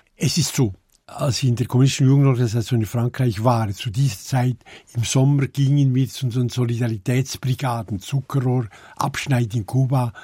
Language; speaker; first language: German; native; German